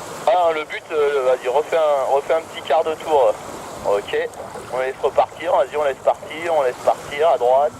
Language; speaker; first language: French; native; French